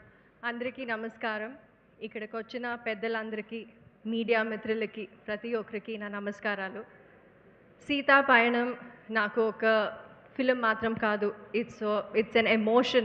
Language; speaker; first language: Telugu; non-native, local second language; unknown